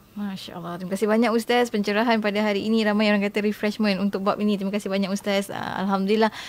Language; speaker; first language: Malay; native; Malay